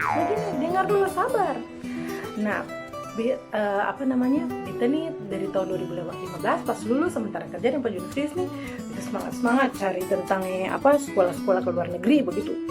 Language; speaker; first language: Indonesian; native; Indonesian